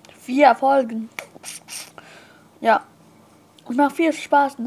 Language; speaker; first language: German; non-native, learner; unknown